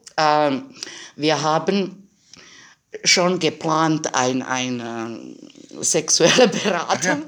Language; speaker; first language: German; non-native, fluent; Croatian